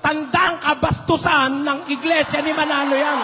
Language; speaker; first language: Filipino; native; Filipino